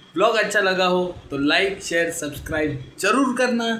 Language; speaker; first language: Hindi; non-native, local second language; Marathi